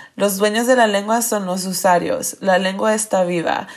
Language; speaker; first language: Spanish; early bilingual, heritage; Spanish